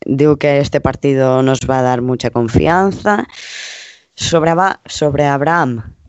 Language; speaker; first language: Spanish; non-native, local second language; Catalan